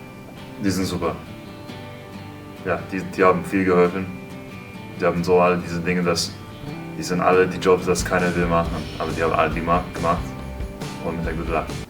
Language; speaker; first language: German; early bilingual, heritage; English